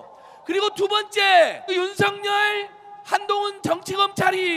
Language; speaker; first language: Korean; native; Korean